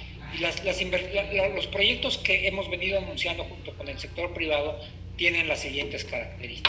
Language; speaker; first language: Spanish; native; Spanish